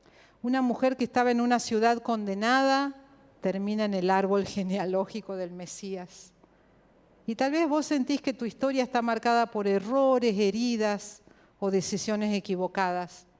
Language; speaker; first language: Spanish; native; Spanish